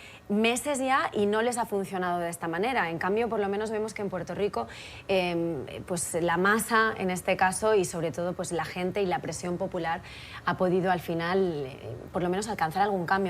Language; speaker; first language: Spanish; native; Spanish